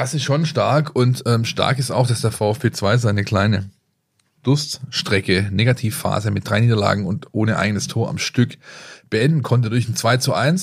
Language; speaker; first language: German; native; German